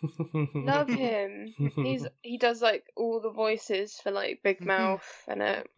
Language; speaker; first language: English; native; English